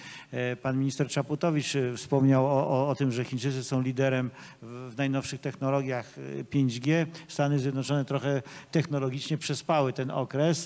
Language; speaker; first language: Polish; native; Polish